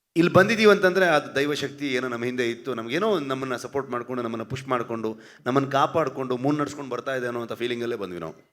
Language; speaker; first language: Kannada; native; Kannada